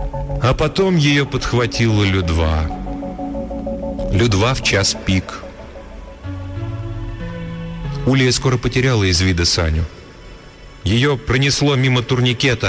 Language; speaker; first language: Russian; native; Russian